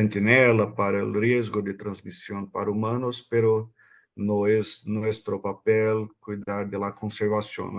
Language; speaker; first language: Spanish; non-native, fluent; Portuguese